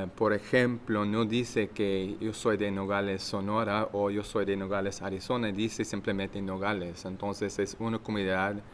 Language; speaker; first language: Spanish; non-native, learner; English